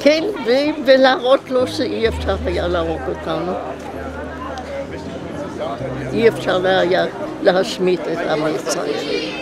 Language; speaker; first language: Hebrew; non-native, fluent; German